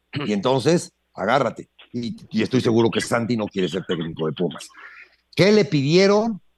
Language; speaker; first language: Spanish; native; Spanish